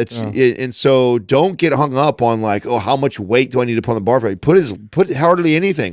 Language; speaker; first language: English; native; English